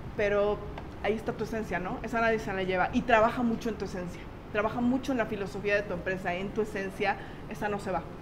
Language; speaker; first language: Spanish; native; Spanish